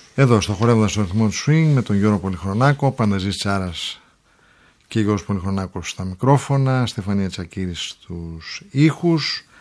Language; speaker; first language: Greek; native; Greek